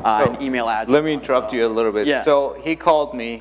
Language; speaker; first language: English; non-native, fluent; German